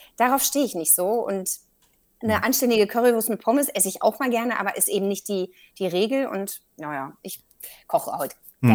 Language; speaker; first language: German; native; German